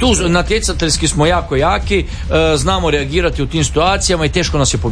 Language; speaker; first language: Croatian; native; Croatian